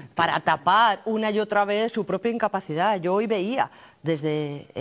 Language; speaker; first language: Spanish; native; Spanish